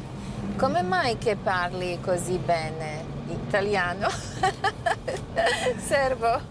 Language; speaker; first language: Italian; non-native, learner; Serbian